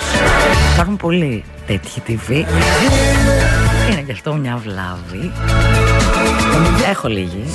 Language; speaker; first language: Greek; native; Greek